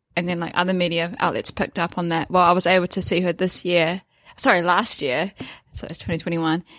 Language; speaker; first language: English; native; English